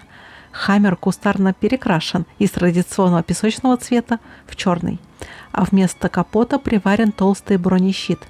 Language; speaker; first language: Russian; native; Russian